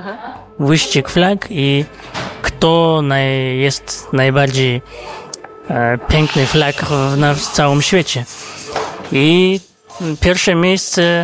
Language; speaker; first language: Polish; non-native, fluent; Kazakh